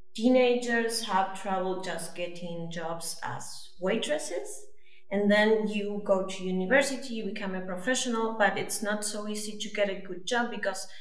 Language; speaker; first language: English; non-native, fluent; Spanish